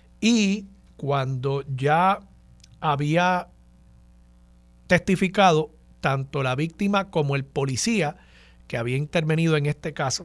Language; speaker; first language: Spanish; native; Spanish